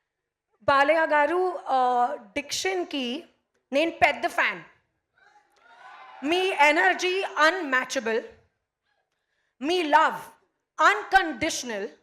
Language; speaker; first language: Telugu; non-native, learner; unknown